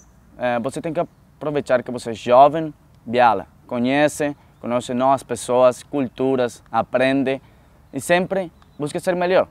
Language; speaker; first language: Portuguese; non-native, fluent; Spanish